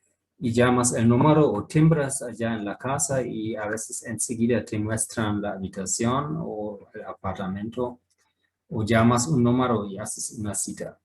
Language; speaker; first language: Spanish; non-native, fluent; German